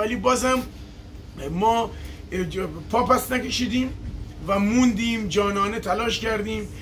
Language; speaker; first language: Persian; non-native, local second language; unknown